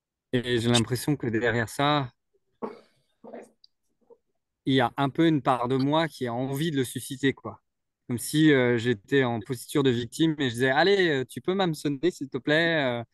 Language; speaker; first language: French; native; French